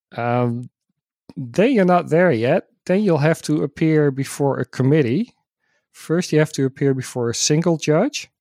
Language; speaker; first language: English; non-native, fluent; Dutch